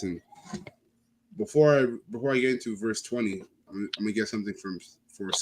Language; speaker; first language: English; native; English